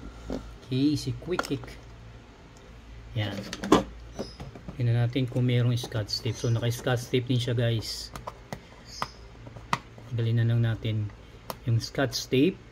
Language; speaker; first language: Filipino; native; Filipino